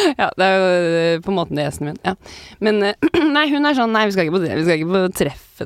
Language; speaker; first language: Norwegian; native; Norwegian